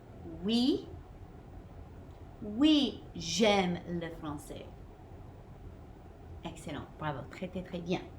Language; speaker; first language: French; non-native, fluent; English